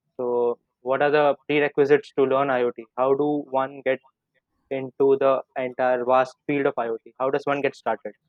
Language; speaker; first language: English; non-native, local second language; Hindi